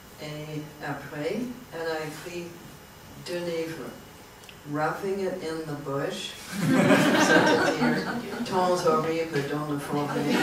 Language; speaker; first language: French; non-native, learner; English